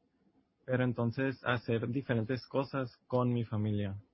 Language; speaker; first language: Spanish; early bilingual, heritage; Spanish